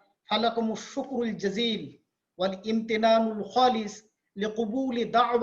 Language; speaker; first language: Arabic; non-native, fluent; Bangla